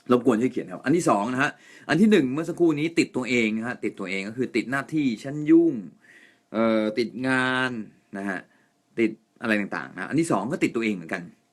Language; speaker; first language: Thai; non-native, fluent; Japanese